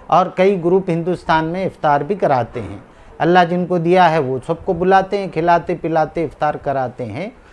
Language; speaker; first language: Hindi; native; Hindi